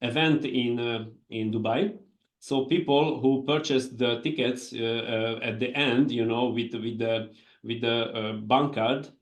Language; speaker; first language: English; non-native, fluent; Hungarian